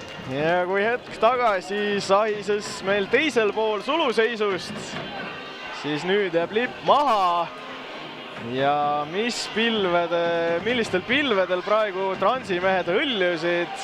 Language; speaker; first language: Estonian; native; Estonian